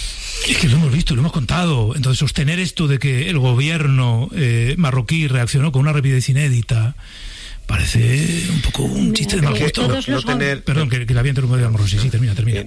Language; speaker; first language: Spanish; native; Spanish